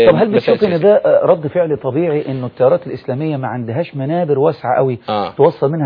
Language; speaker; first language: Arabic; native; Arabic